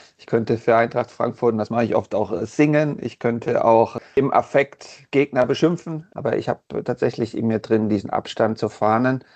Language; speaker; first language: German; native; German